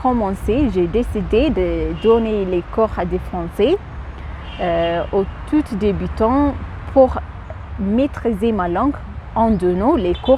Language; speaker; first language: French; non-native, fluent; Amharic